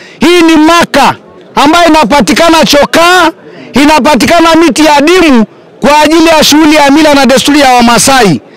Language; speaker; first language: Swahili; non-native, local second language; Masai